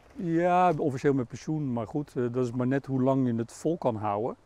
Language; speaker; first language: Dutch; native; Dutch